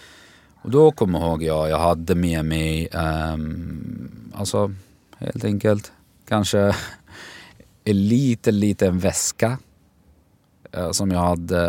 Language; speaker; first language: Swedish; non-native, fluent; Arabic